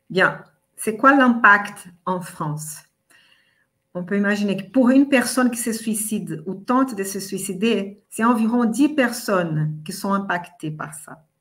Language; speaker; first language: French; non-native, fluent; Portuguese